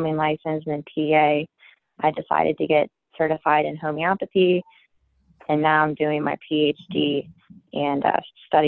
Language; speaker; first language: English; native; English